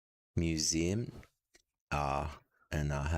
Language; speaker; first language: Norwegian; non-native, learner; English